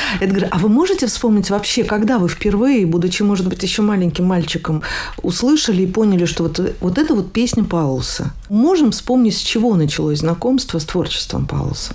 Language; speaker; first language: Russian; native; Russian